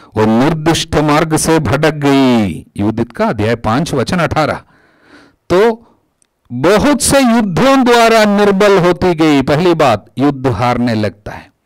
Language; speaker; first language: Hindi; non-native, local second language; Malayalam